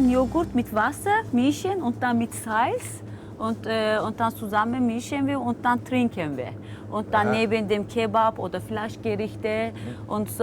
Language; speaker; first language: German; non-native, learner; Turkish